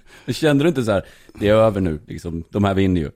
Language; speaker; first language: Swedish; native; Swedish